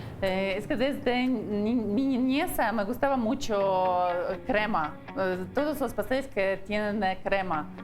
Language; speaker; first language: Spanish; non-native, learner; Ukrainian